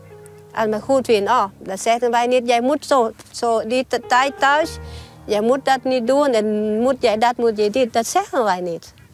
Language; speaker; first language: Dutch; non-native, learner; Thai